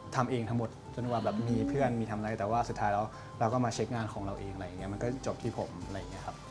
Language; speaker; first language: Thai; native; Thai